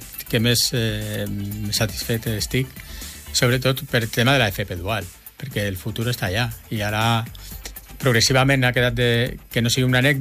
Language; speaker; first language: Catalan; native; Catalan